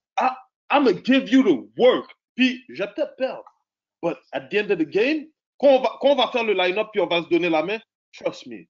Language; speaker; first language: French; native; French